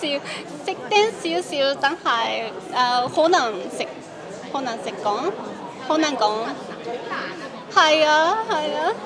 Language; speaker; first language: Cantonese; non-native, learner; Japanese